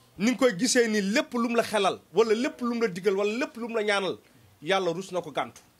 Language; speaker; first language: Wolof; non-native, local second language; Fula